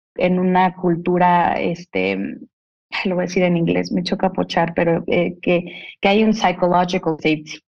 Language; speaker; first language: Spanish; native; Spanish